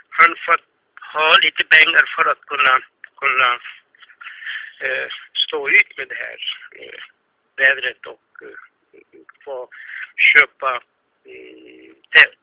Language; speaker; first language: Swedish; non-native, fluent; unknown